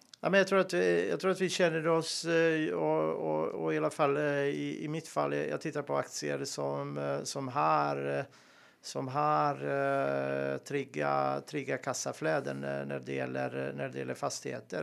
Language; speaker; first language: Swedish; non-native, fluent; Serbian